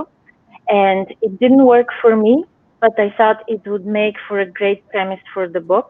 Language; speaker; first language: English; non-native, fluent; Bulgarian